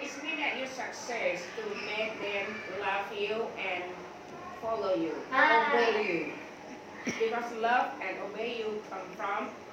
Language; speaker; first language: English; non-native, learner; Thai